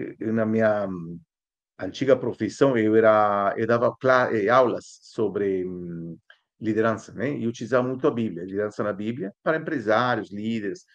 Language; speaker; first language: Portuguese; non-native, fluent; Spanish